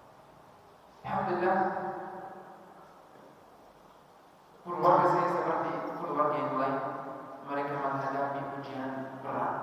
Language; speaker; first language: Indonesian; non-native, fluent; Arabic